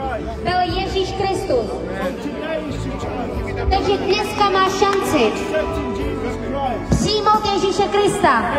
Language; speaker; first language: Czech; non-native, fluent; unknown